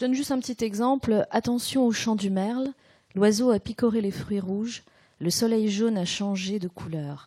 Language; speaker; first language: French; native; French